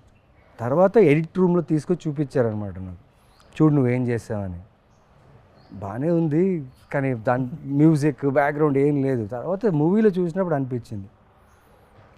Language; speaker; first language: Telugu; native; Telugu